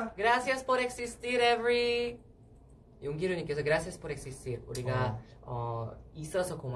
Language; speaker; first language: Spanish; non-native, learner; Korean